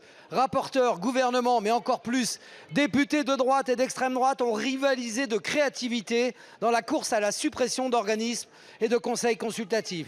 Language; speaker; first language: French; native; French